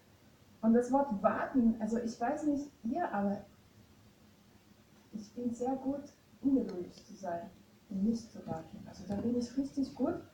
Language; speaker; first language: German; non-native, fluent; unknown